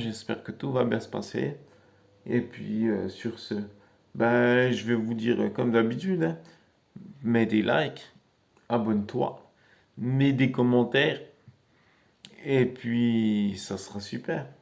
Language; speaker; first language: French; native; French